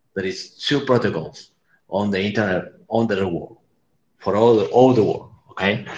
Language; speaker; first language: English; non-native, learner; Spanish